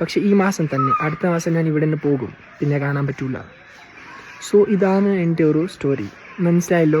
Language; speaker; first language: Malayalam; non-native, local second language; Kashmiri